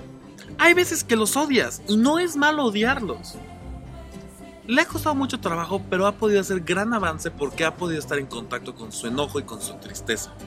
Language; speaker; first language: Spanish; native; Spanish